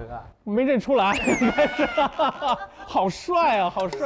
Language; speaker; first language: Chinese; native; Chinese